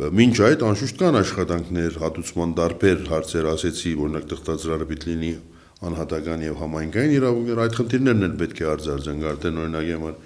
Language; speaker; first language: Armenian; early bilingual, heritage; Armenian